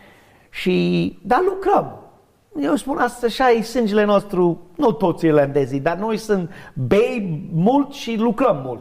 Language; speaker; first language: Romanian; non-native, learner; English